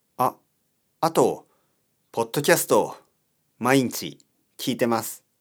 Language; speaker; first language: Japanese; non-native, learner; English